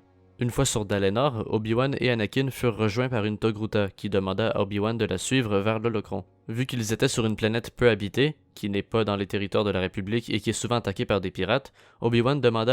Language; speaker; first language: French; native; French